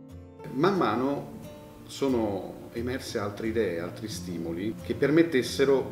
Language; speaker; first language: Italian; native; Italian